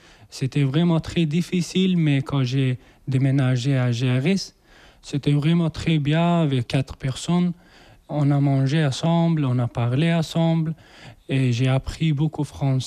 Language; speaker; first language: French; non-native, learner; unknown